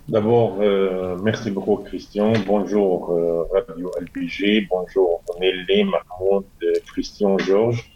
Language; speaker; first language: French; non-native, fluent; Arabic